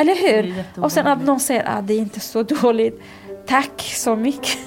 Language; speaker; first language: Swedish; non-native, fluent; Kurdish